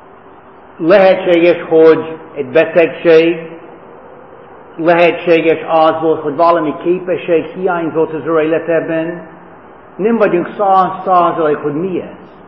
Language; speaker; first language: Hungarian; non-native, fluent; English